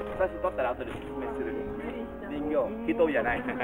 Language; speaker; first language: Japanese; non-native, learner; Vietnamese